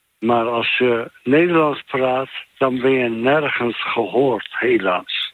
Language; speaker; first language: Dutch; non-native, fluent; Turkish